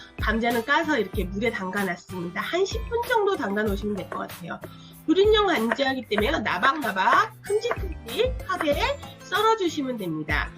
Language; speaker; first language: Korean; native; Korean